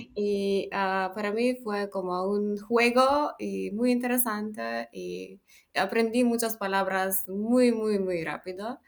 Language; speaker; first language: Spanish; non-native, learner; Macedonian